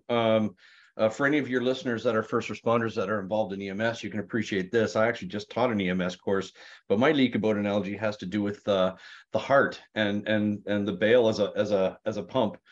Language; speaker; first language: English; native; English